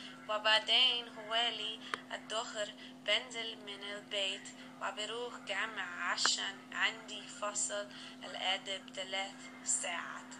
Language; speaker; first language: Arabic; non-native, learner; English